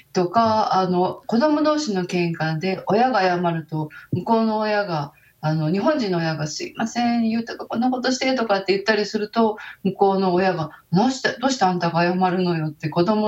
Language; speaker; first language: Japanese; native; Japanese